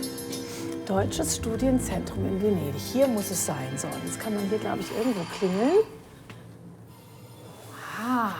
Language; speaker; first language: German; native; German